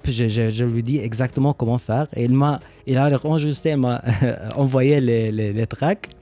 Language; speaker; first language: French; non-native, learner; Arabic